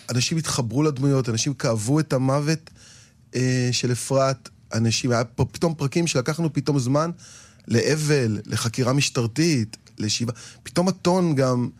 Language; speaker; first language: Hebrew; native; Hebrew